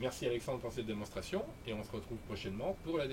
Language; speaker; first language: French; native; French